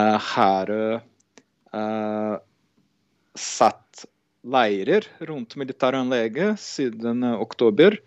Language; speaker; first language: Norwegian; non-native, fluent; Portuguese